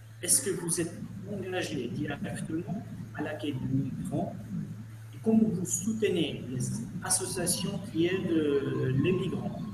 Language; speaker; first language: French; non-native, learner; Albanian